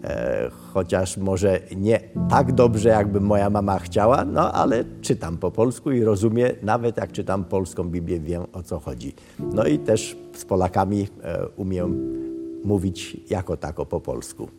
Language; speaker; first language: Polish; early bilingual, other home language; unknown